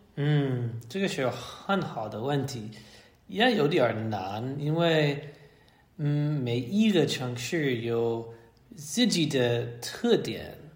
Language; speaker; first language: Chinese; non-native, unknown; English